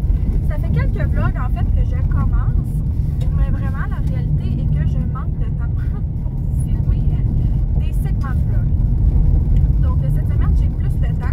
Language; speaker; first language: French; native; French